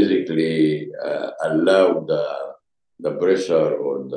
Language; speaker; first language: English; non-native, fluent; Arabic